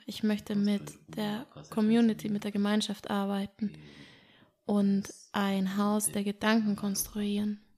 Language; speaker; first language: German; native; German